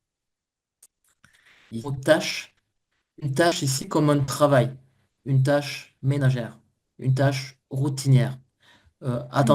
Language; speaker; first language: French; native; French